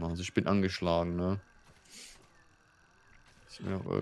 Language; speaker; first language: German; native; German